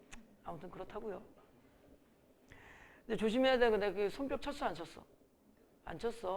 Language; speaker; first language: Korean; native; Korean